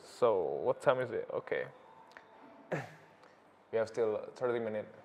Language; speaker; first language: English; non-native, learner; Indonesian